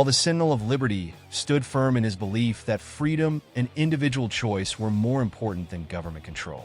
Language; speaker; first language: English; native; English